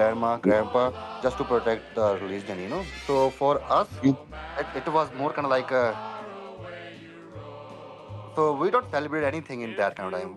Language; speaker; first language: English; non-native, local second language; Punjabi